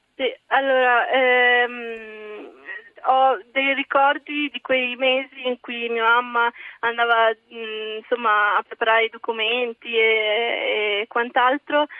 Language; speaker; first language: Italian; early bilingual, other home language; Arabic